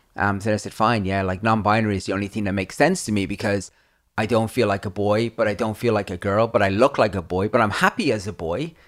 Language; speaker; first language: English; native; English